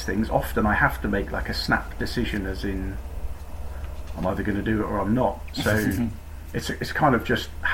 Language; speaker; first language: English; native; English